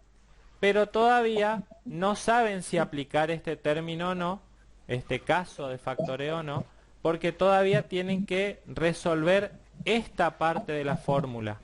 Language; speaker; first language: Spanish; native; Spanish